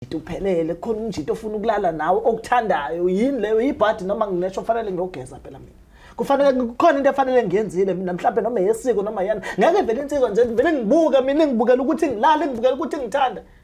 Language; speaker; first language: Zulu; non-native, local second language; Xhosa